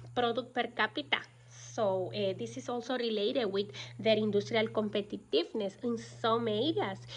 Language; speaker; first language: English; non-native, fluent; Spanish